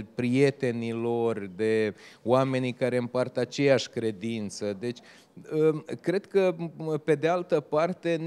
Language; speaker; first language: Romanian; native; Romanian